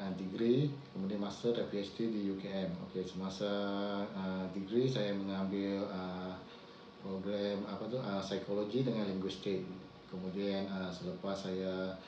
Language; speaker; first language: Malay; non-native, local second language; Chinese